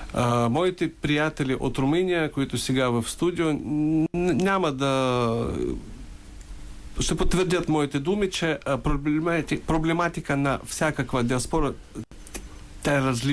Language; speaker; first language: Bulgarian; early bilingual, heritage; Bulgarian